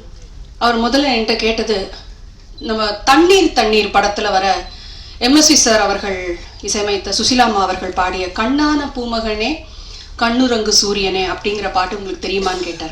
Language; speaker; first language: Tamil; native; Tamil